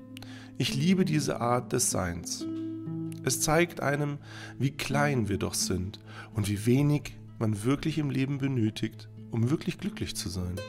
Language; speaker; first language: German; native; German